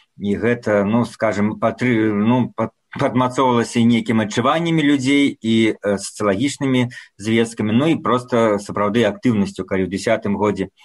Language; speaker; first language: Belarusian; non-native, local second language; Russian